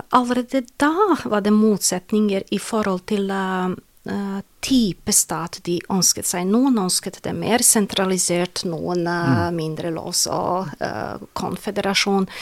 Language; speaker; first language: Norwegian; non-native, fluent; Serbian